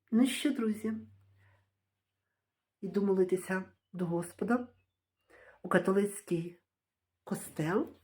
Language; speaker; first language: Ukrainian; native; Ukrainian